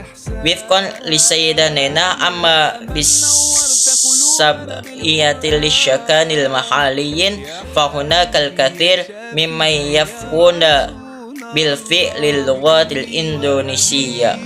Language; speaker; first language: Arabic; non-native, learner; Indonesian